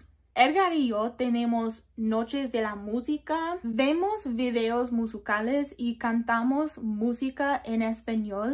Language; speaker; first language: Spanish; non-native, learner; English